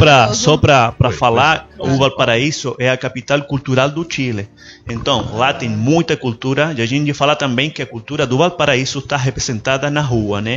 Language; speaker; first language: Portuguese; non-native, learner; Spanish